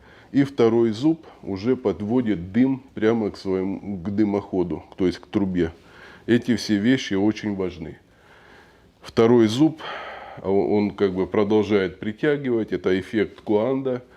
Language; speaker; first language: Russian; native; Russian